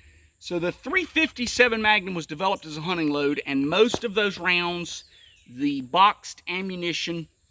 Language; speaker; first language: English; native; English